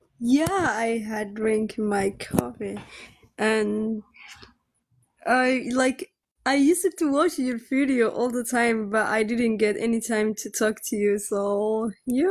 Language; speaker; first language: English; non-native, learner; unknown